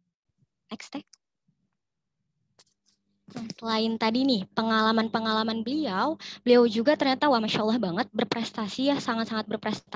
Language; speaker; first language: Indonesian; native; Indonesian